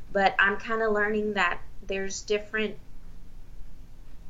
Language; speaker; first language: English; early bilingual, other home language; Spanish